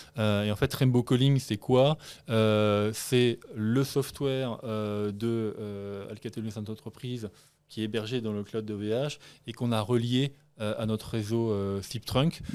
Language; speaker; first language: French; native; French